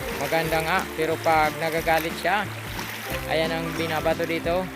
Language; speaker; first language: Filipino; non-native, local second language; Bikol